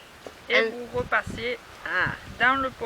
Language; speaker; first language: French; native; French